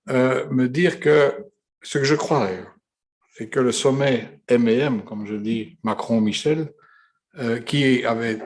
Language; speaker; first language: French; native; French